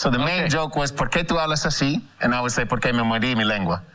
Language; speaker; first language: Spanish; non-native, fluent; English